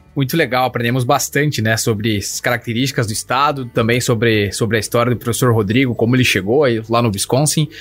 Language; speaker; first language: Portuguese; native; Portuguese